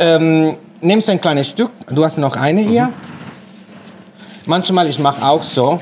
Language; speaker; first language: German; non-native, fluent; Italian